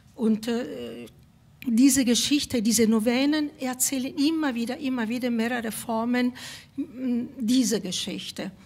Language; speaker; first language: German; non-native, fluent; Italian